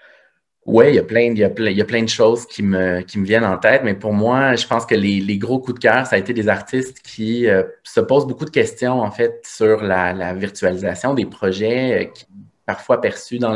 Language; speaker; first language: French; native; French